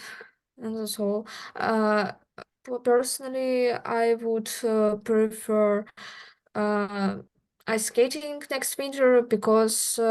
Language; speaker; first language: English; non-native, learner; Russian